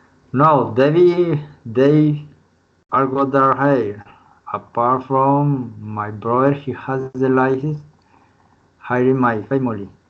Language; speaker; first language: English; non-native, learner; Spanish